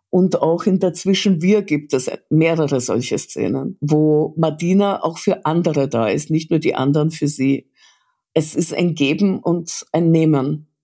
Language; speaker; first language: German; early bilingual, other home language; Russian